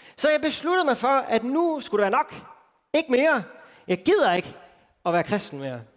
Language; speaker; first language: Danish; native; Danish